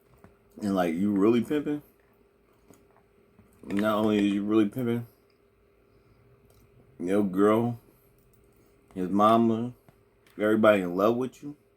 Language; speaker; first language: English; native; English